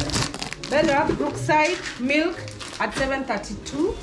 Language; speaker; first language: English; non-native, local second language; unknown